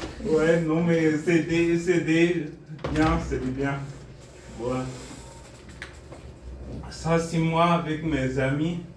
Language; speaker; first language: French; non-native, fluent; Bulgarian